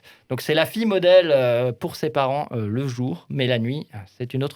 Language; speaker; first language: French; native; French